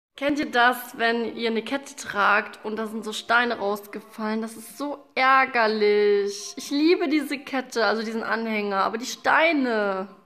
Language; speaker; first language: German; early bilingual, other home language; Russian